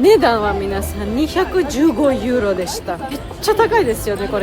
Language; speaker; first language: Japanese; non-native, fluent; Georgian